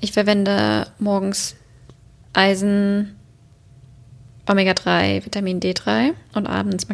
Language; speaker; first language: German; native; German